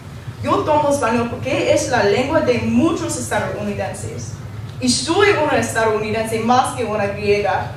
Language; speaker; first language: Spanish; non-native, learner; English